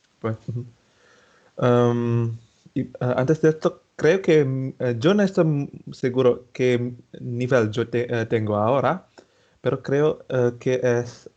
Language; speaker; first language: Spanish; non-native, fluent; Indonesian